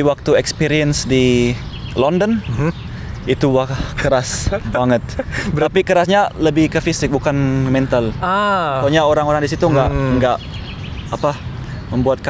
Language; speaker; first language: Indonesian; early bilingual, heritage; Indonesian